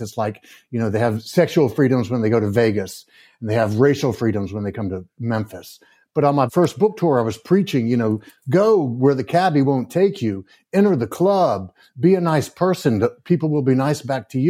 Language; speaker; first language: English; native; English